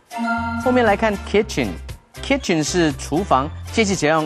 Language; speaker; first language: Chinese; native; Chinese